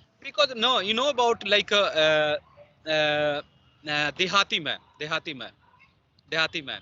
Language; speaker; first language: English; non-native, learner; Hindi